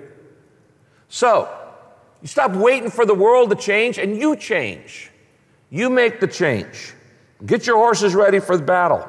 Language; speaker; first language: English; native; English